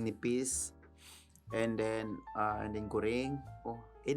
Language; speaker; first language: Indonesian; non-native, learner; Tausug